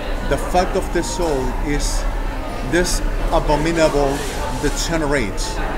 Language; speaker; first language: English; non-native, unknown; Spanish